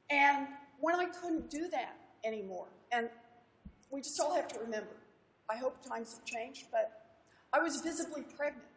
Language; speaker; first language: English; native; English